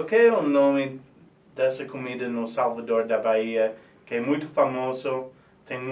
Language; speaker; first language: Portuguese; non-native, fluent; English